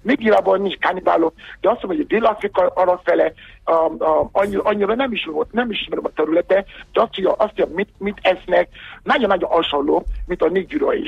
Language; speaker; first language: Hungarian; non-native, learner; Yoruba